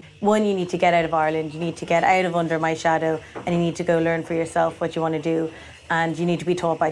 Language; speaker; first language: English; native; English